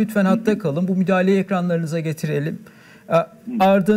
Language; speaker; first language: Turkish; native; Turkish